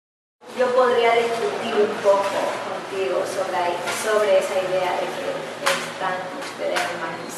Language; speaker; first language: Spanish; early bilingual, heritage; English